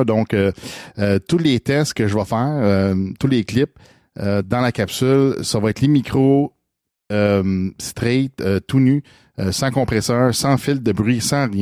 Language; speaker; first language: French; native; French